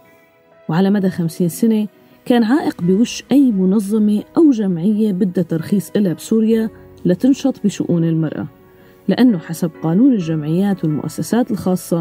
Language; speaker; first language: Arabic; native; Arabic